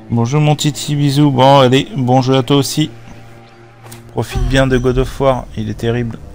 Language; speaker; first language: French; native; French